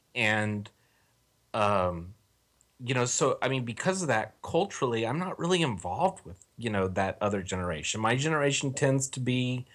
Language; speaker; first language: English; native; English